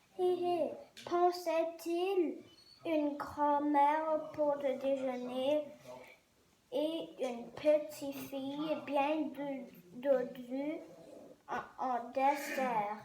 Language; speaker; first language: French; non-native, learner; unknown